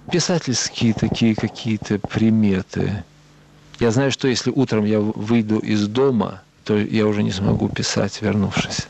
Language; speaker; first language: Russian; native; Russian